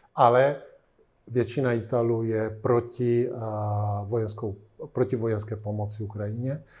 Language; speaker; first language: Czech; non-native, fluent; Italian